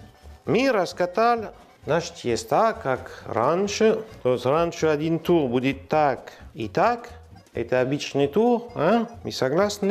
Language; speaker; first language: Russian; non-native, learner; French